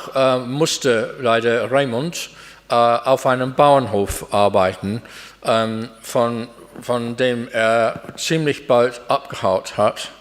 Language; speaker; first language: German; non-native, fluent; English